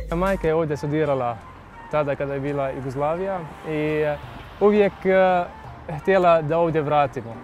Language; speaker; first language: Bosnian; non-native, fluent; Arabic